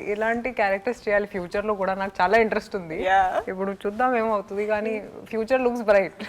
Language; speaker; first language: Telugu; non-native, fluent; Hindi